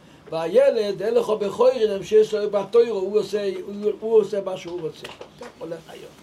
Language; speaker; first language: Hebrew; non-native, local second language; Yiddish